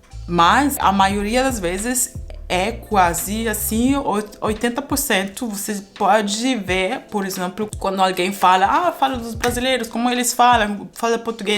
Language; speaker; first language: Portuguese; non-native, fluent; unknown